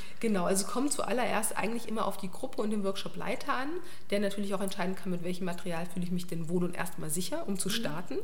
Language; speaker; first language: German; native; German